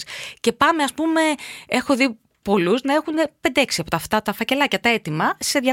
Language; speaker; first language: Greek; native; Greek